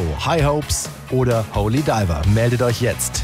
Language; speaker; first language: German; native; German